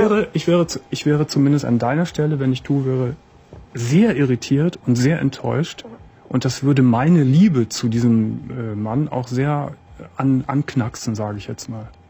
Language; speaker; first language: German; native; German